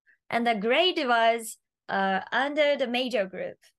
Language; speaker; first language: English; non-native, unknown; Japanese